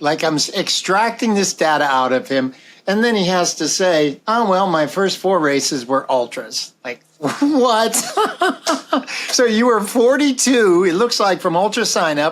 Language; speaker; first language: English; native; English